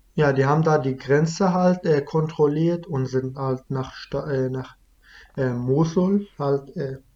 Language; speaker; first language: German; non-native, fluent; Kurdish